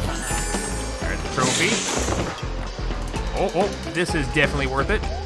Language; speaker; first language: English; native; English